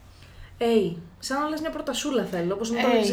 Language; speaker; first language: Greek; native; Greek